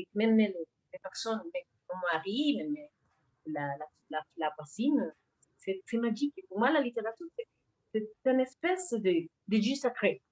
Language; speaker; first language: French; non-native, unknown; Spanish